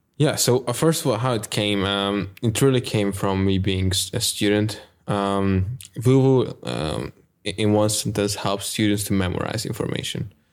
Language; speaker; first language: English; non-native, fluent; Hungarian